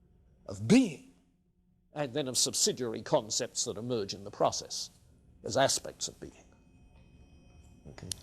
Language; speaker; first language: English; native; English